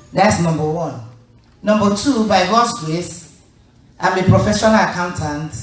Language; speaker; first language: English; non-native, local second language; Igbo